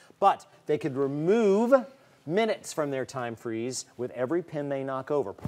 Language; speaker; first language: English; native; English